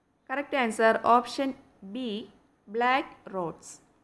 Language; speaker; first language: English; non-native, local second language; Malayalam